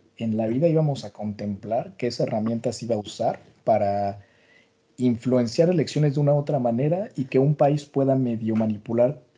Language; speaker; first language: Spanish; native; Spanish